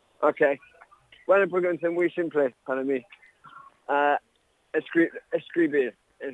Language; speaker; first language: Spanish; non-native, learner; English